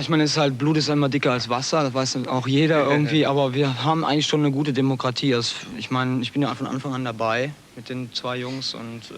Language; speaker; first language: German; native; German